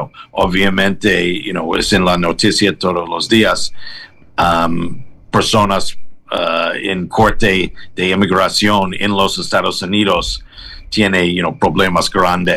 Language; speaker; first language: Spanish; non-native, learner; English